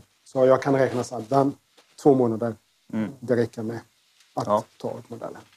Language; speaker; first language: Swedish; non-native, learner; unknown